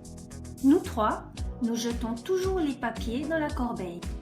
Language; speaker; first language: French; non-native, fluent; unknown